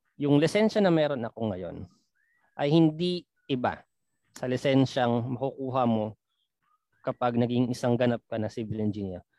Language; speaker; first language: Filipino; non-native, local second language; Pampanga